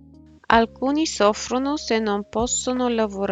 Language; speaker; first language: Italian; non-native, fluent; Bulgarian